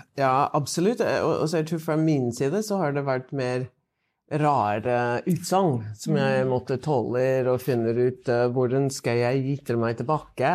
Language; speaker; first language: Norwegian; non-native, fluent; English